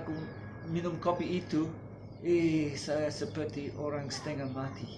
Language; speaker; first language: Indonesian; non-native, fluent; English